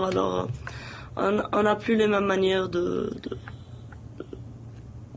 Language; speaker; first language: French; non-native, local second language; Arabic